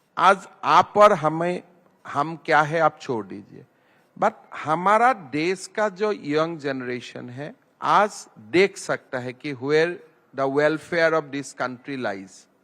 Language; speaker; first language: Hindi; non-native, local second language; Assamese